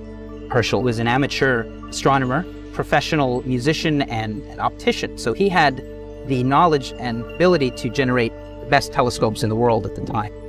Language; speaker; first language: English; native; English